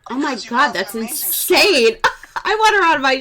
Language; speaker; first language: English; native; English